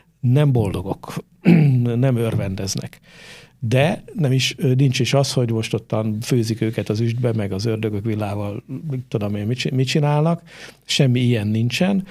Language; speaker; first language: Hungarian; native; Hungarian